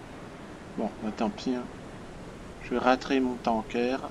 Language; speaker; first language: French; native; French